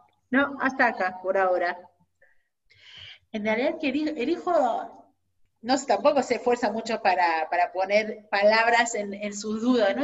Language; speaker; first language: Spanish; non-native, fluent; Hebrew